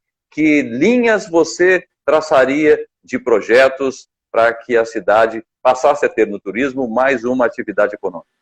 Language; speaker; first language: Portuguese; native; Portuguese